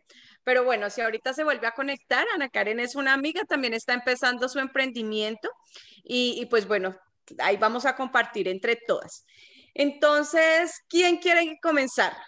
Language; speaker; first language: Spanish; native; Spanish